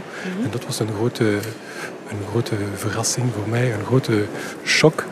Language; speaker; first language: Dutch; non-native, local second language; French